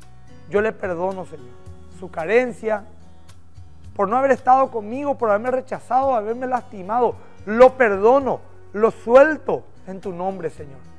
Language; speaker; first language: Spanish; native; Spanish